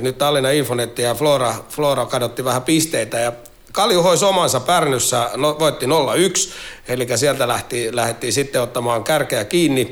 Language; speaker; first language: Finnish; native; Finnish